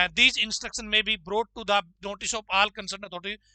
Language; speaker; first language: English; non-native, local second language; Hindi